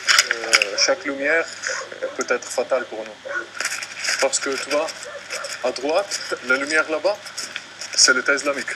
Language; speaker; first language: French; non-native, fluent; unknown